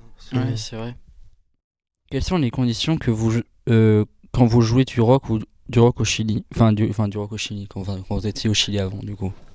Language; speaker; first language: French; native; French